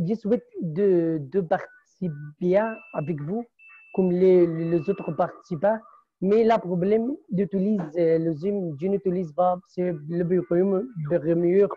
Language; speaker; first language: French; non-native, learner; Arabic